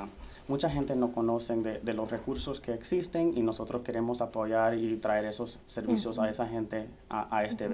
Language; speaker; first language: Spanish; early bilingual, heritage; Spanish